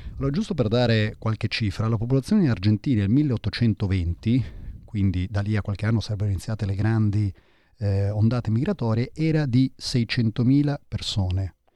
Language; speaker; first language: Italian; early bilingual, heritage; Italian